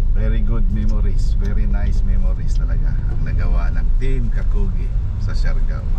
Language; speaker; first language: Filipino; non-native, local second language; Cebuano